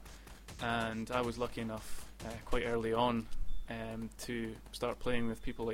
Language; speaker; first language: English; native; English